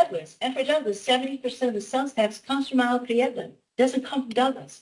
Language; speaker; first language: English; native; English